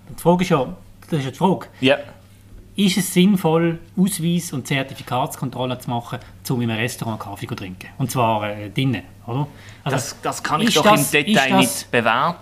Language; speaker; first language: German; native; German